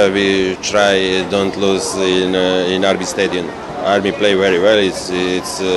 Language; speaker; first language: English; non-native, fluent; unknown